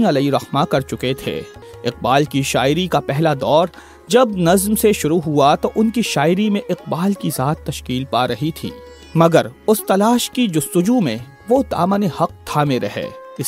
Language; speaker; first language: Urdu; native; Urdu